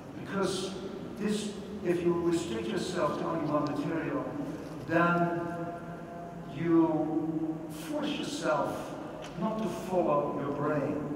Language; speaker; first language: English; non-native, fluent; Dutch